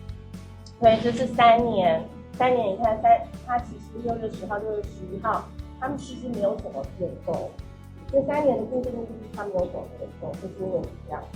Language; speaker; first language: Chinese; native; Chinese